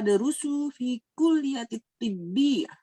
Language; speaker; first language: Arabic; non-native, learner; Indonesian